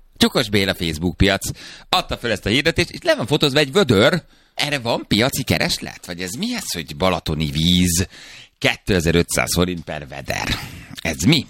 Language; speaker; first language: Hungarian; native; Hungarian